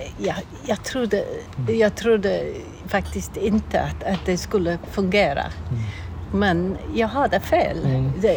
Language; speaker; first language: Swedish; non-native, fluent; English